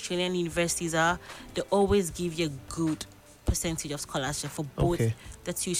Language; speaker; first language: English; non-native, local second language; Akan